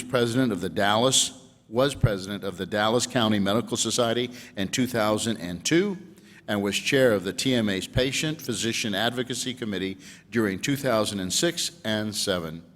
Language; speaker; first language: English; native; English